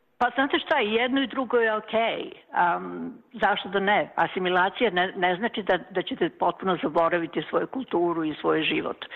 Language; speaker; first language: Serbian; native; Serbian